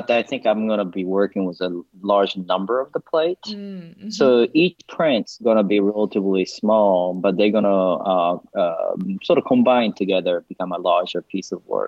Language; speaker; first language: English; non-native, fluent; Japanese